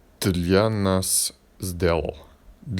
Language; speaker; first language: Russian; non-native, learner; English